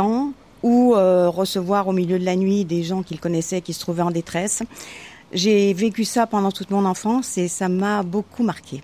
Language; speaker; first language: French; native; French